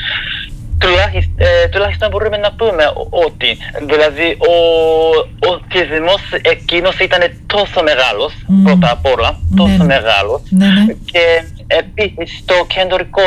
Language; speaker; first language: Greek; non-native, fluent; Japanese